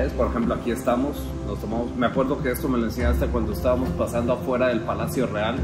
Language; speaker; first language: Spanish; native; Spanish